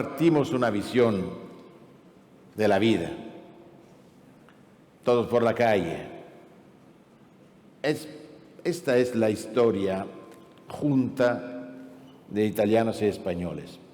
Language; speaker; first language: Spanish; non-native, fluent; Italian